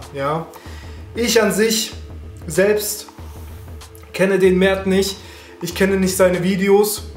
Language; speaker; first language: German; early bilingual, other home language; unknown